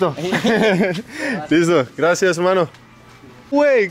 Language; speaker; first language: Spanish; non-native, learner; English